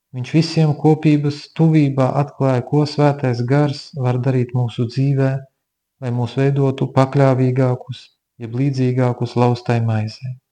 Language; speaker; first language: Latvian; native; Latvian